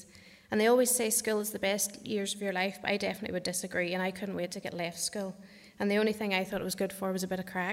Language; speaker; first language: English; native; English